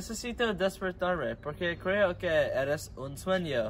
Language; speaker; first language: Spanish; non-native, learner; English